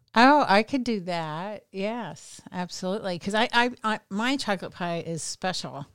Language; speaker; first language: English; native; English